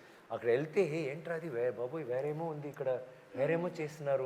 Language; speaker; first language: Telugu; non-native, local second language; Tamil